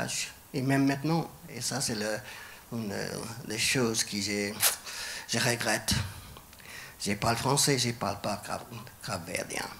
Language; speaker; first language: French; non-native, fluent; English